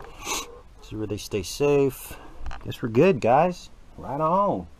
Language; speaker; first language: English; native; English